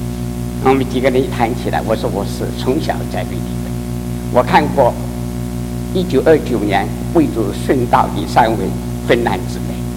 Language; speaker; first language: Chinese; native; Chinese